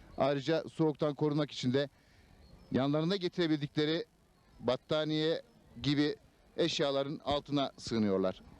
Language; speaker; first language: Turkish; native; Turkish